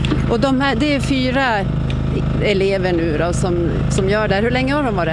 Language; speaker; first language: Swedish; native; Swedish